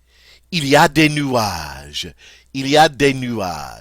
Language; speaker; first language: French; non-native, fluent; English